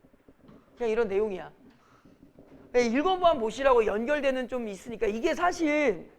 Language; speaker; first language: Korean; native; Korean